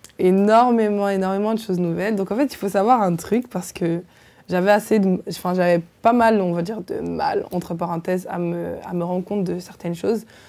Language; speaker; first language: French; native; French